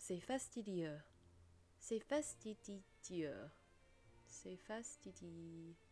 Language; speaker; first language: French; non-native, learner; English